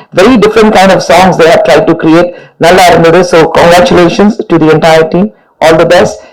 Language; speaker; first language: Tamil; non-native, fluent; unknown